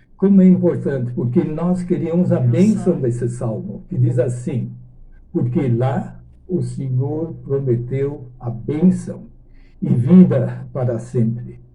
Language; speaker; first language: Portuguese; non-native, fluent; German